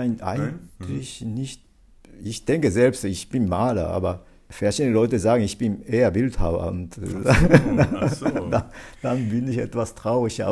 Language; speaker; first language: German; non-native, fluent; Japanese